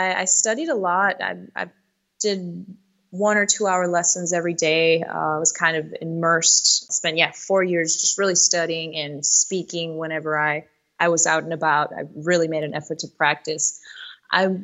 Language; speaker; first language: English; early bilingual, other home language; Spanish